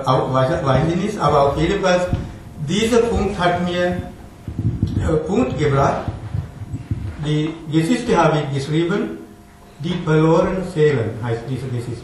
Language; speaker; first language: German; non-native, fluent; Tamil